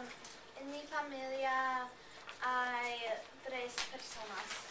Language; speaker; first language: Spanish; non-native, learner; English